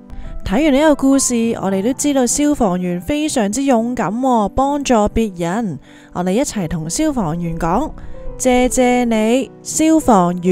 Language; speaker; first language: Chinese; non-native, local second language; Cantonese